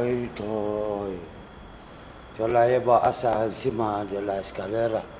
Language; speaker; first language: Spanish; non-native, learner; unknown